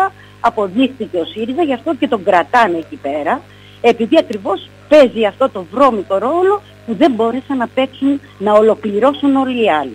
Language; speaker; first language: Greek; native; Greek